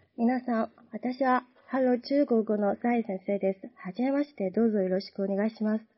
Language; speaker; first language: Japanese; non-native, fluent; Chinese